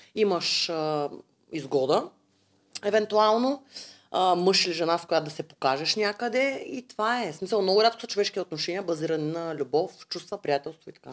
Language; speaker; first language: Bulgarian; native; Bulgarian